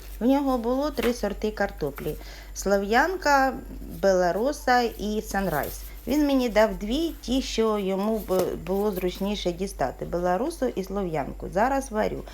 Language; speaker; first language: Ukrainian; native; Ukrainian